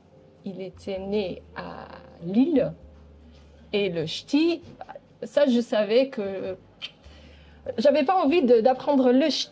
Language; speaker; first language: French; non-native, local second language; Dutch